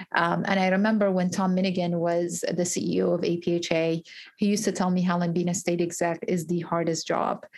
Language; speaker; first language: English; early bilingual, other home language; Kurdish